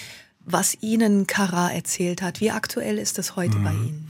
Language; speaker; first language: German; native; German